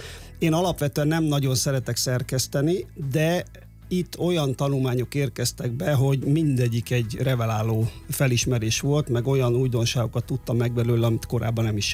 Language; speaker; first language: Hungarian; native; Hungarian